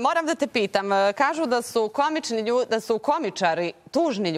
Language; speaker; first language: Serbian; native; Serbian